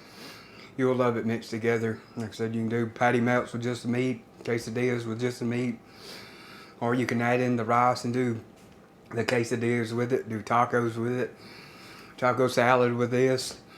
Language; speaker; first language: English; native; English